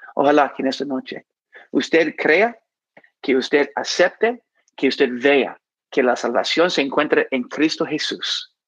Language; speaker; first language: Spanish; non-native, fluent; English